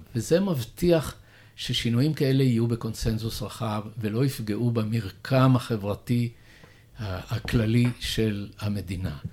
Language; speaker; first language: Hebrew; native; Hebrew